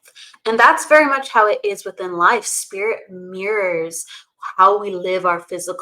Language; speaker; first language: English; native; English